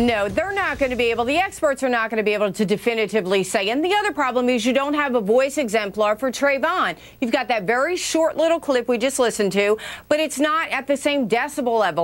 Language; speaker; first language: English; native; English